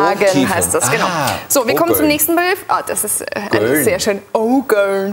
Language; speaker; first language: German; native; German